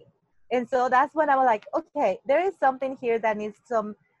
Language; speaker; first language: English; non-native, fluent; Spanish